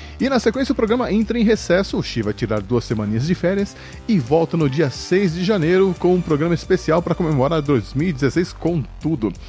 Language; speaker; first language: Portuguese; native; Portuguese